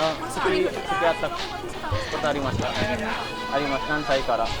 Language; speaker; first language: Japanese; non-native, learner; Indonesian